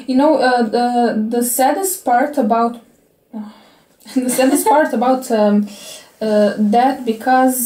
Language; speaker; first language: English; non-native, fluent; Serbian